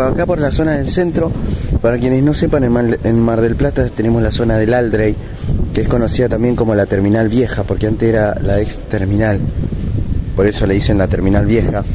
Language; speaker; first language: Spanish; native; Spanish